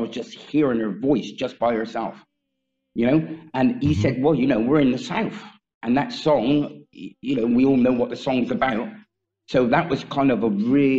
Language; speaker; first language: English; native; English